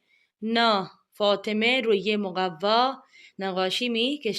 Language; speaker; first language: Persian; non-native, fluent; Urdu